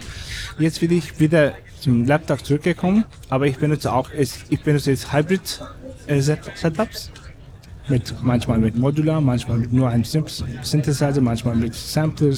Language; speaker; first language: German; non-native, fluent; Turkish